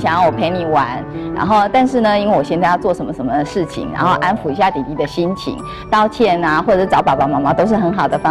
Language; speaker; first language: Chinese; native; Chinese